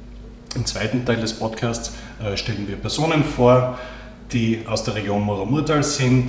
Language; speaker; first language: German; native; German